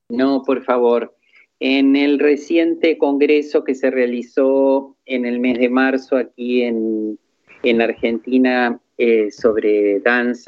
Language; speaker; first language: Spanish; native; Spanish